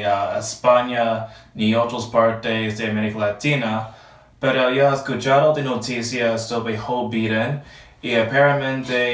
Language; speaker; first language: Spanish; non-native, learner; English